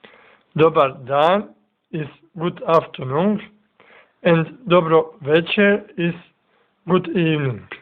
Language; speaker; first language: English; non-native, learner; Bosnian